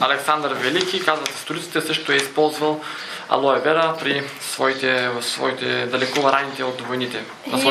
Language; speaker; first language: Bulgarian; native; Bulgarian